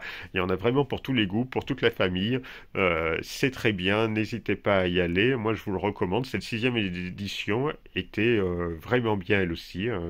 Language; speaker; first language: French; native; French